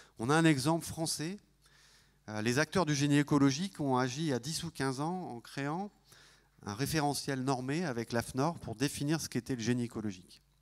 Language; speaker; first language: French; native; French